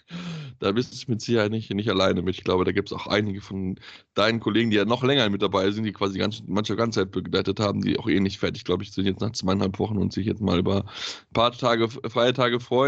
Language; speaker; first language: German; native; German